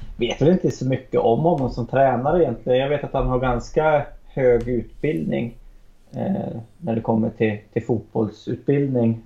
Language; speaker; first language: Swedish; native; Swedish